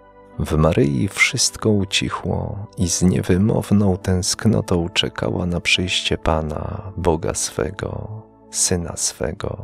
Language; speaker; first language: Polish; native; Polish